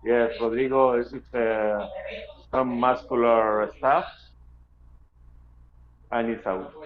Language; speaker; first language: English; non-native, fluent; Spanish